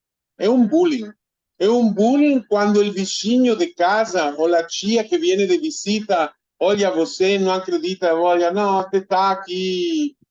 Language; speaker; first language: Portuguese; non-native, fluent; Spanish